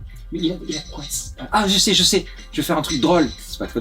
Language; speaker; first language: French; native; French